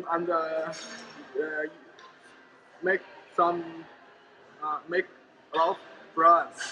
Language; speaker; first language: English; non-native, learner; Chinese